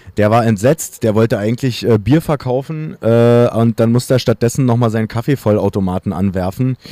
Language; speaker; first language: German; native; German